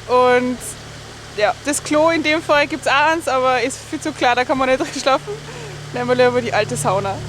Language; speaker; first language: German; native; German